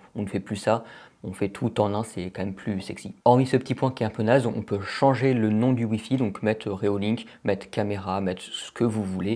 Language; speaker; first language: French; native; French